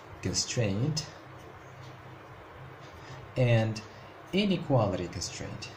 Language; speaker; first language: English; non-native, fluent; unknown